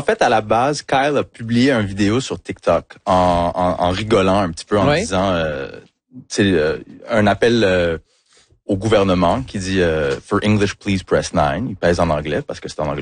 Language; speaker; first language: French; early bilingual, heritage; French